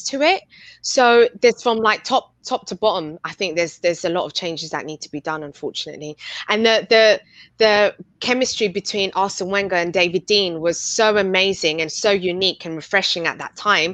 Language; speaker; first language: English; native; English